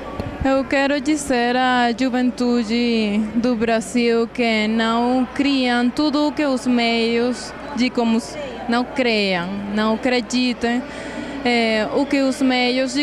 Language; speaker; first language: Portuguese; non-native, fluent; Spanish